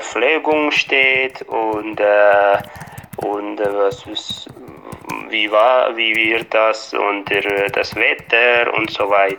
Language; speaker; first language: German; non-native, fluent; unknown